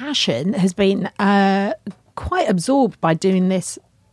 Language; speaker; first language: English; native; English